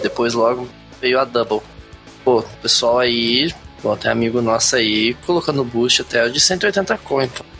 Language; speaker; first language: Portuguese; native; Portuguese